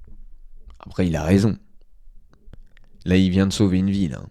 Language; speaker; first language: French; native; French